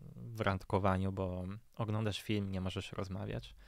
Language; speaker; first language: Polish; non-native, fluent; Italian